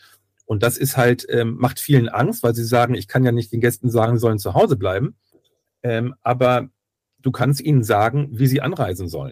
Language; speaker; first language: German; native; German